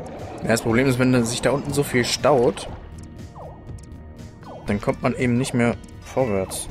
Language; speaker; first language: German; native; German